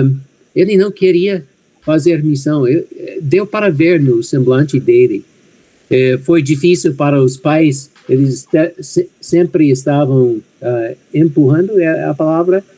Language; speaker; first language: Portuguese; non-native, fluent; English